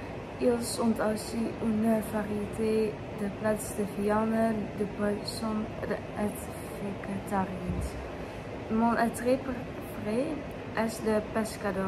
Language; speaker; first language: French; non-native, learner; Dutch